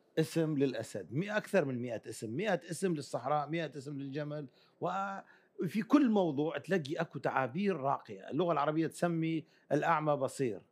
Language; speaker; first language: Arabic; early bilingual, other home language; Kurdish